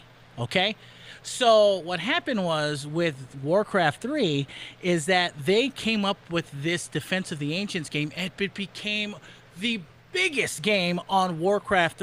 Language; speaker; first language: English; native; English